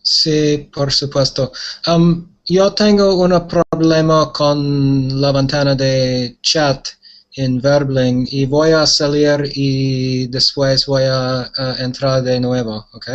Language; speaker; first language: Spanish; non-native, learner; English